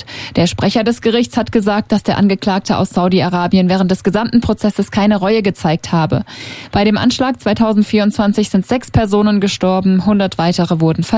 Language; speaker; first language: German; native; German